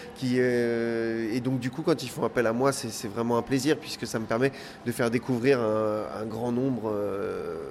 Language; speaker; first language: French; native; French